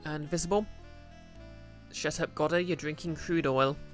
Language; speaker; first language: English; native; English